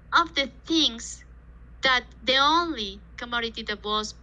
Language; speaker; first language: English; non-native, fluent; Spanish